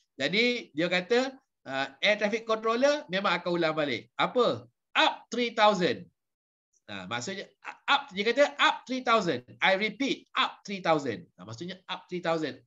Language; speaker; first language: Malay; native; Malay